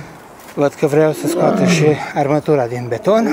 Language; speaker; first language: Romanian; native; Romanian